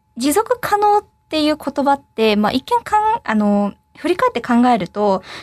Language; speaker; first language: Japanese; native; Japanese